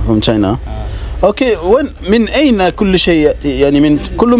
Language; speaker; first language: Arabic; non-native, learner; French